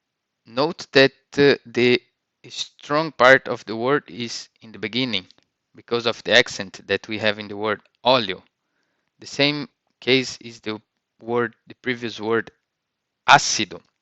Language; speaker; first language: English; non-native, fluent; Portuguese